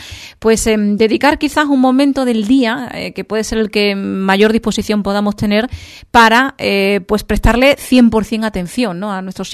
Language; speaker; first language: Spanish; native; Spanish